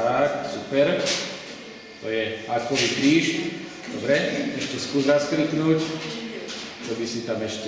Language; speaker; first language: Slovak; native; Slovak